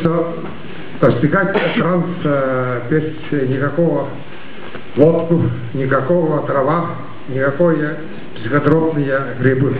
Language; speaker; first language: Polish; non-native, learner; Tuvinian